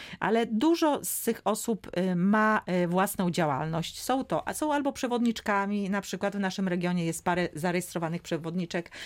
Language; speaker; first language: Polish; native; Polish